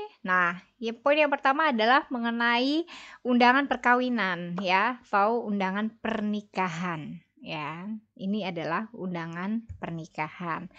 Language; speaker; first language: Indonesian; native; Indonesian